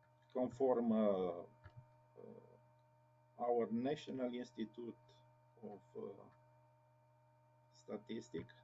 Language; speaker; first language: English; non-native, learner; Romanian